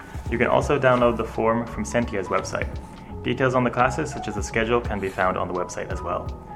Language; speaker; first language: English; native; English